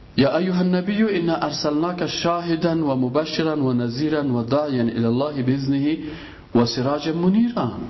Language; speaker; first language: Persian; native; Persian